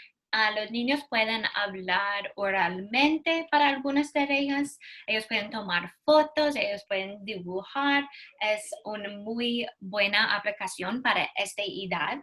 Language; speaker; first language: Spanish; non-native, learner; English